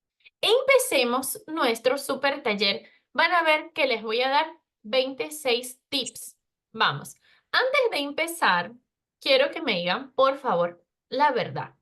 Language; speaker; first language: Spanish; non-native, fluent; Portuguese